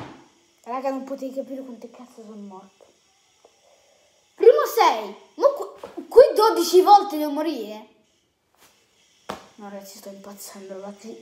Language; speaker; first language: Italian; native; Italian